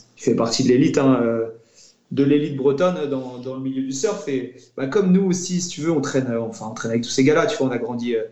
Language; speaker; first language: French; native; French